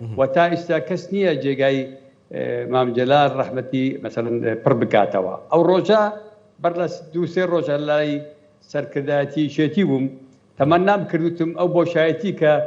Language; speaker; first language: Central Kurdish; non-native, local second language; Assyrian Neo-Aramaic